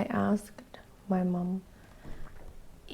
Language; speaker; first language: English; non-native, learner; Thai